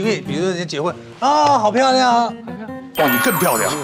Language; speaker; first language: Chinese; native; Chinese